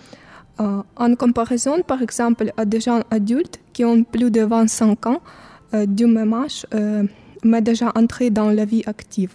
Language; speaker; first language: French; non-native, fluent; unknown